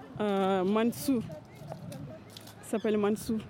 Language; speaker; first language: French; non-native, learner; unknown